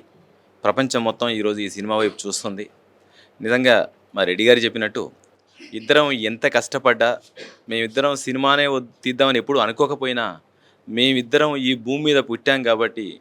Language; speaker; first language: Telugu; native; Telugu